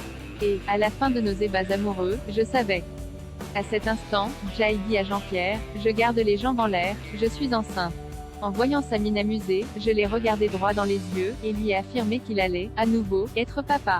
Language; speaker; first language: French; native; French